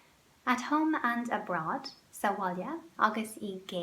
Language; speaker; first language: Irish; non-native, local second language; English